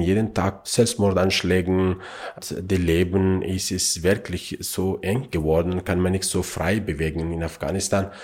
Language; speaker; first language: German; non-native, learner; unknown